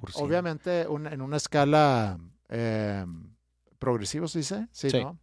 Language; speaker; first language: Spanish; non-native, fluent; Swedish